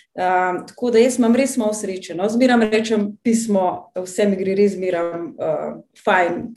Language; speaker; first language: Slovenian; native; Slovenian